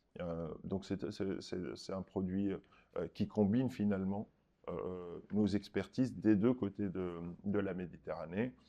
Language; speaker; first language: French; non-native, local second language; Arabic